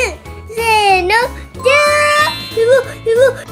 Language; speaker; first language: Japanese; native; Japanese